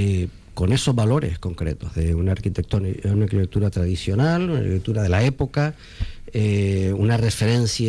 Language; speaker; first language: Spanish; native; Spanish